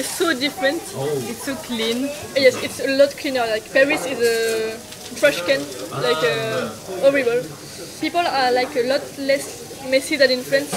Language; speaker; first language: English; non-native, learner; French